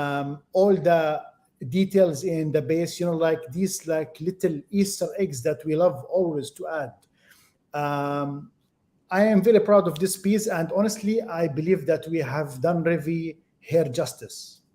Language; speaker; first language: English; non-native, fluent; Arabic